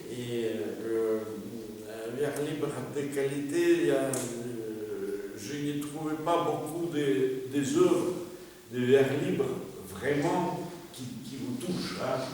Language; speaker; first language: French; non-native, fluent; Russian